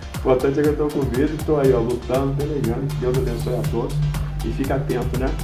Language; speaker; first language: Portuguese; native; Portuguese